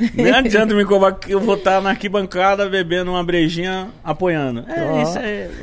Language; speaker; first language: Portuguese; native; Portuguese